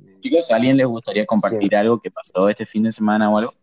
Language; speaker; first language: Spanish; native; Spanish